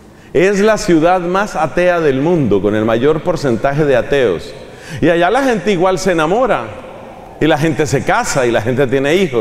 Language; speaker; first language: Spanish; native; Spanish